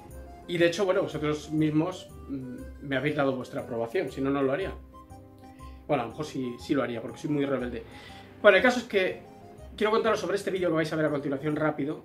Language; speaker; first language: Spanish; native; Spanish